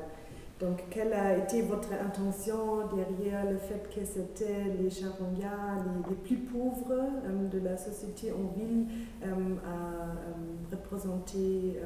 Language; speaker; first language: French; non-native, fluent; German